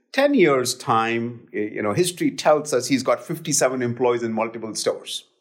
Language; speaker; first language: English; non-native, local second language; Hindi